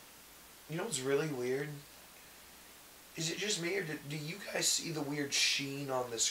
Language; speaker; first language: English; native; English